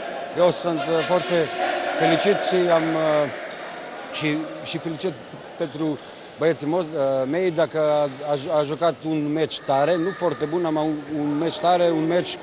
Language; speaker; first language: Romanian; non-native, learner; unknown